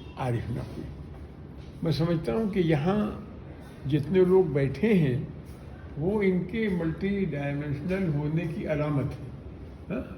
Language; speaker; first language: Urdu; native; Urdu